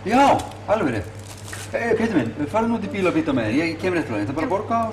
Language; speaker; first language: Icelandic; non-native, learner; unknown